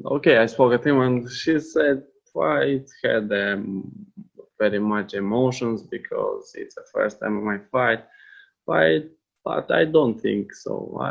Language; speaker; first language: English; non-native, learner; Romanian